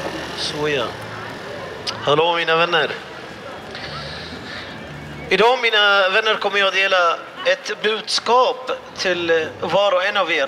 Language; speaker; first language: Swedish; non-native, fluent; Arabic